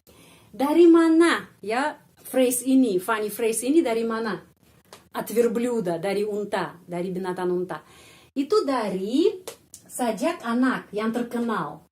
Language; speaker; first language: Indonesian; non-native, fluent; Russian